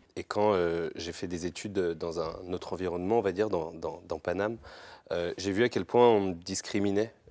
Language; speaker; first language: French; native; French